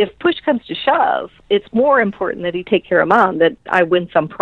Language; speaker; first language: English; native; English